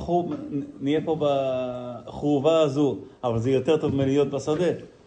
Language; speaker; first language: Hebrew; non-native, fluent; Yiddish